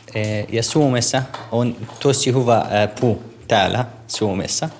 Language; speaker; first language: Finnish; non-native, learner; Kurdish